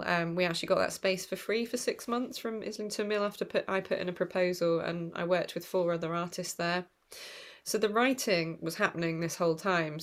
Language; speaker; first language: English; native; English